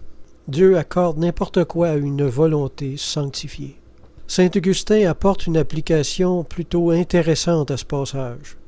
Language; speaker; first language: French; native; French